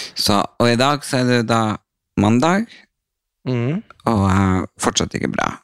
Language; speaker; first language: Norwegian; native; Norwegian